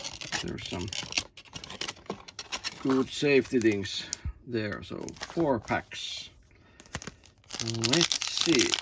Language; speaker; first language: English; non-native, learner; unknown